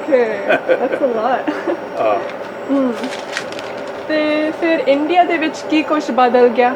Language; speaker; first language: Punjabi; early bilingual, heritage; Punjabi